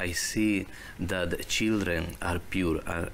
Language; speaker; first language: English; non-native, learner; Spanish